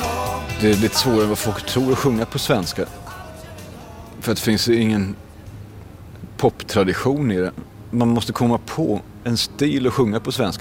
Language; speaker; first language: Swedish; native; Swedish